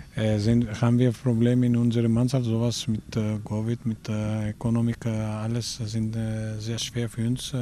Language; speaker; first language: German; non-native, learner; Greek